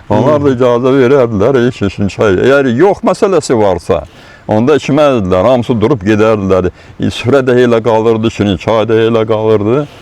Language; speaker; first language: Azerbaijani; non-native, local second language; Lezghian